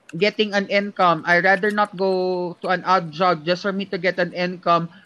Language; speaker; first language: English; non-native, local second language; Filipino